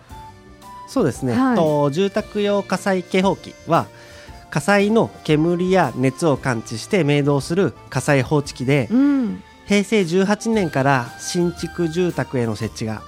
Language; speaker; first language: Japanese; native; Japanese